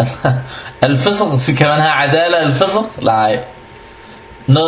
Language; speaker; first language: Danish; non-native, fluent; Arabic